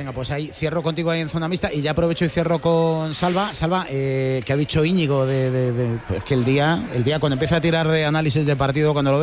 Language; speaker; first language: Spanish; native; Spanish